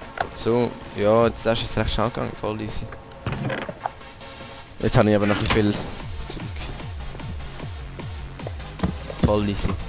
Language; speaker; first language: German; native; German